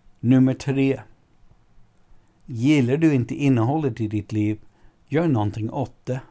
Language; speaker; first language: Swedish; non-native, fluent; English